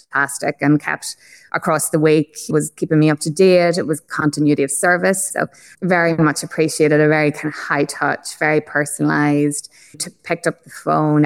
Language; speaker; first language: English; native; English